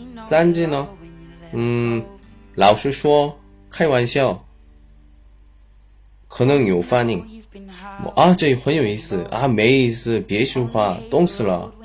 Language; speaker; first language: Chinese; non-native, learner; Korean